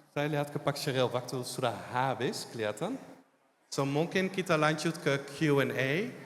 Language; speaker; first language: Indonesian; non-native, fluent; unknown